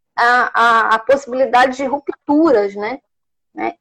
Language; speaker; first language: Portuguese; native; Portuguese